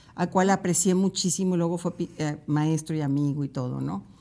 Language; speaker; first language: Spanish; native; Spanish